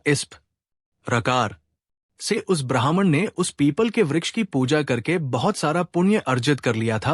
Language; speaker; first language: Hindi; native; Hindi